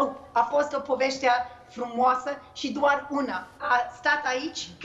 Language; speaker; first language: Romanian; non-native, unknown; English